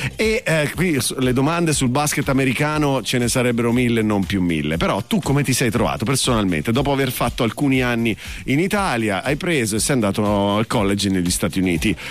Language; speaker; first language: Italian; native; Italian